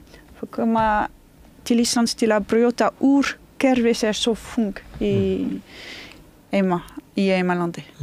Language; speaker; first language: Icelandic; non-native, learner; French